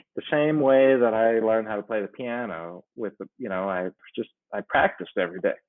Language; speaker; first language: English; native; English